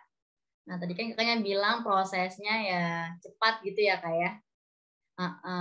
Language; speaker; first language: Indonesian; native; Indonesian